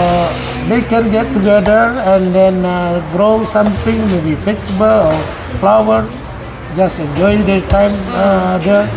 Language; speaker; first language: English; non-native, learner; Indonesian